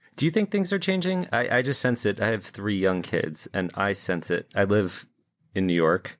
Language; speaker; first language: English; native; English